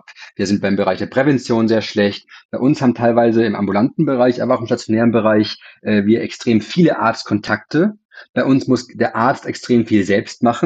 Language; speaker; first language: German; native; German